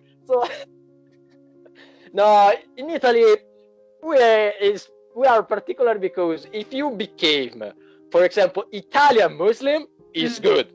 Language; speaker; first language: English; non-native, learner; Italian